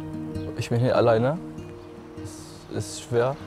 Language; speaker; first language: German; non-native, learner; Arabic